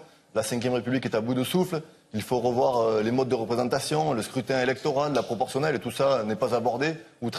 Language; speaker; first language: French; native; French